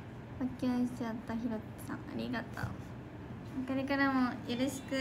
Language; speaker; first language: Japanese; native; Japanese